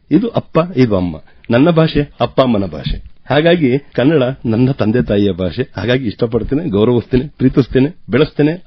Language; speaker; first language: Kannada; native; Kannada